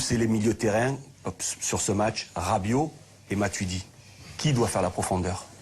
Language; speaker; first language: French; native; French